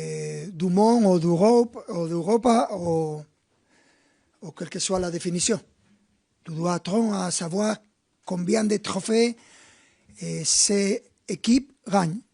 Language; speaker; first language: French; non-native, fluent; Spanish